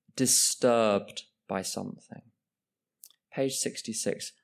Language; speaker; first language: English; native; English